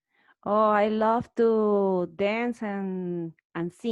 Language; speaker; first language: English; non-native, learner; Spanish